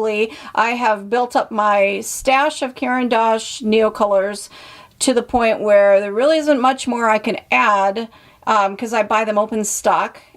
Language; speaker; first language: English; native; English